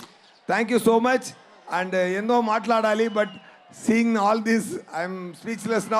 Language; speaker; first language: Telugu; non-native, learner; Tamil